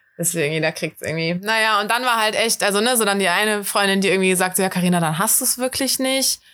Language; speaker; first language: German; native; German